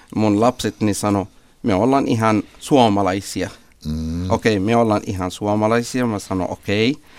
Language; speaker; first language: Finnish; non-native, fluent; Arabic